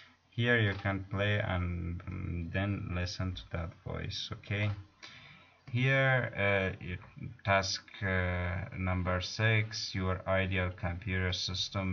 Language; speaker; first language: English; non-native, fluent; Persian